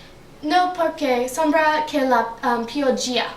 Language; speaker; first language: Italian; non-native, learner; English